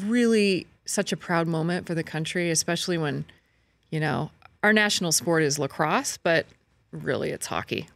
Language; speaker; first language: English; native; English